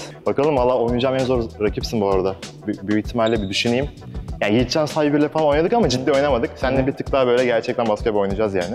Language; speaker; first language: Turkish; native; Turkish